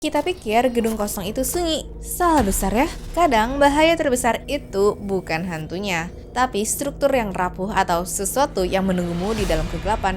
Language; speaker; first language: Indonesian; native; Indonesian